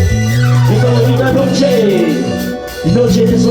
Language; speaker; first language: Spanish; native; Spanish